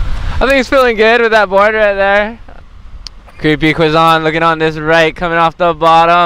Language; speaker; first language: English; native; English